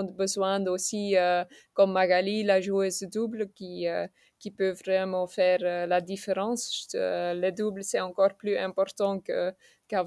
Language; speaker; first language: French; non-native, local second language; Dutch